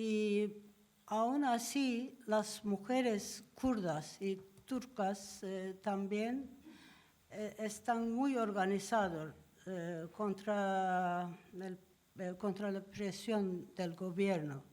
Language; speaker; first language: Spanish; non-native, learner; Turkish